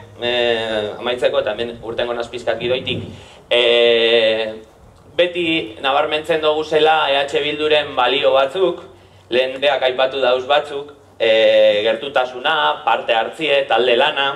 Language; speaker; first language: Basque; native; Basque